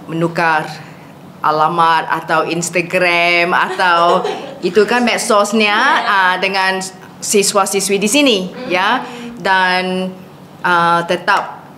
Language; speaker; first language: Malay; non-native, fluent; English